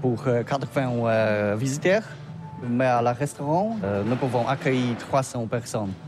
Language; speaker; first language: French; non-native, learner; Polish